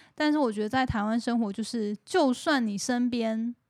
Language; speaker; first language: Chinese; native; Chinese